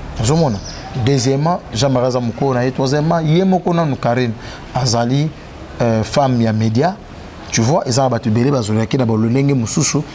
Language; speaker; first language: Lingala; native; Lingala